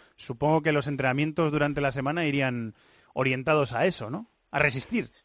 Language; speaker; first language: Spanish; native; Spanish